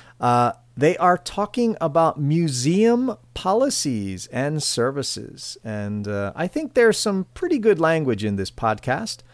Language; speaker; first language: English; native; English